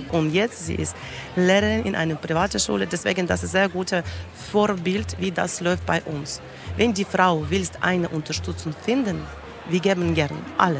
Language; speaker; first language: German; non-native, learner; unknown